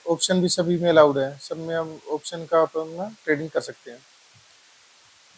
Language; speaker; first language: Hindi; native; Hindi